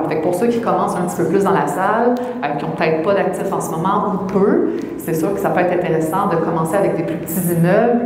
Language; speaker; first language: French; native; French